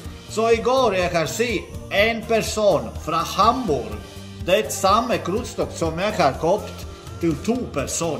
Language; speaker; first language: Danish; non-native, learner; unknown